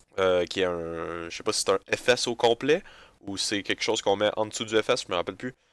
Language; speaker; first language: French; native; French